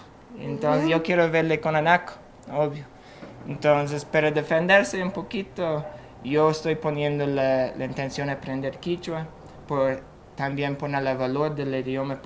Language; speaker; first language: Spanish; non-native, fluent; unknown